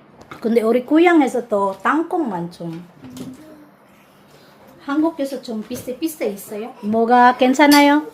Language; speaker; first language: Korean; non-native, learner; Filipino